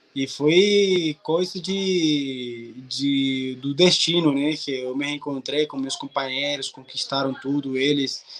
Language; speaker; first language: Portuguese; non-native, fluent; Spanish